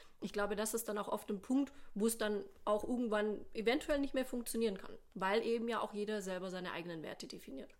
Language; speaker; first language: German; native; German